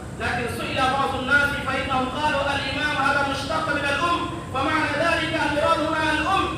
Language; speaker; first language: Arabic; non-native, fluent; Urdu